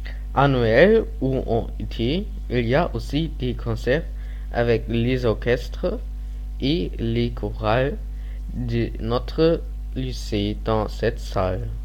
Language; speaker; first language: French; non-native, learner; German